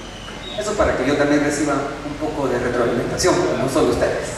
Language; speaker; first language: Spanish; native; Spanish